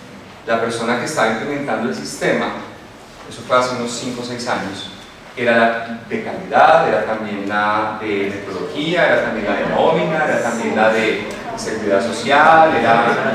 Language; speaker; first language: Spanish; native; Spanish